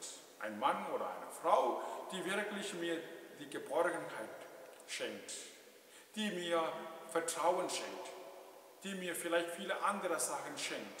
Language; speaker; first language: German; non-native, fluent; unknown